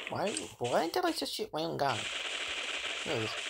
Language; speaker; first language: English; native; English